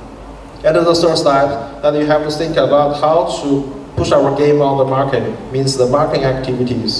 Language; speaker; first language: English; non-native, fluent; Chinese